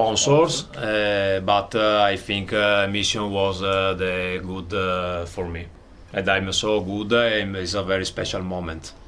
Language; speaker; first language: English; non-native, learner; Italian